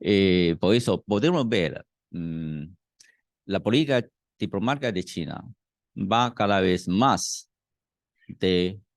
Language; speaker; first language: Spanish; non-native, fluent; Chinese